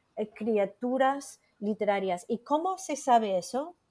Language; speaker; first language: Spanish; non-native, fluent; English